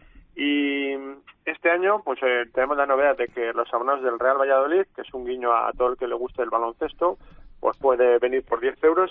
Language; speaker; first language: Spanish; native; Spanish